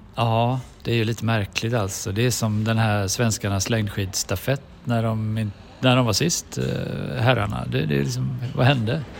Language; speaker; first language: Swedish; native; Swedish